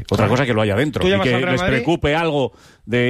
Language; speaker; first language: Spanish; native; Spanish